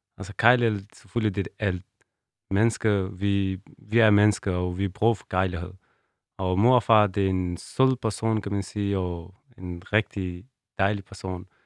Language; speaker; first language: Danish; non-native, learner; Persian